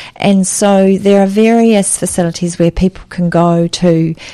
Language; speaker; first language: English; native; English